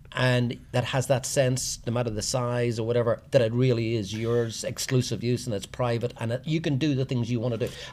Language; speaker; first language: English; native; English